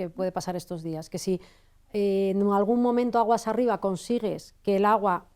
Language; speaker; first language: Spanish; native; Spanish